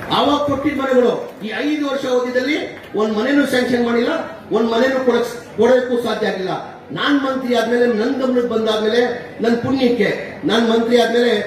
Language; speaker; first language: Kannada; non-native, local second language; Urdu